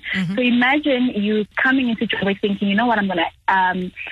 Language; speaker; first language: English; non-native, local second language; Zulu